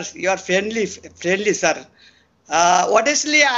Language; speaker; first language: English; non-native, learner; Bangla